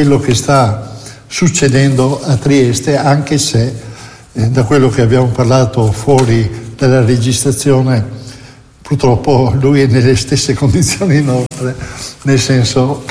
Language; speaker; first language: Italian; native; Italian